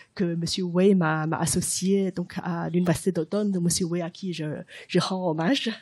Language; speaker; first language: French; non-native, fluent; Chinese